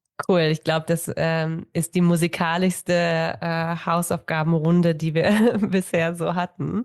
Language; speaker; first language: German; native; German